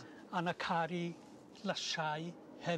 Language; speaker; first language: Welsh; non-native, fluent; Bangla